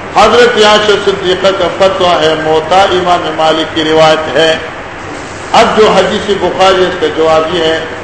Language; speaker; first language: Urdu; non-native, local second language; Northern Hindko